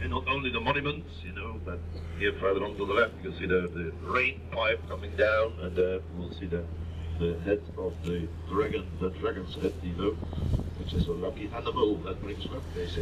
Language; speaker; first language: English; non-native, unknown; Dutch